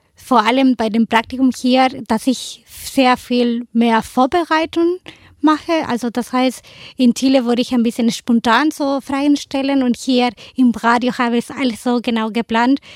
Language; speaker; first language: German; non-native, learner; Spanish